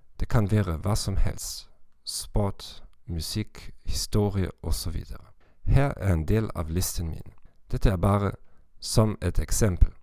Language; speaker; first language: Norwegian; non-native, learner; German